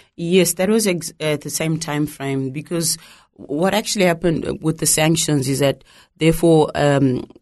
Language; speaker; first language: English; non-native, local second language; Shona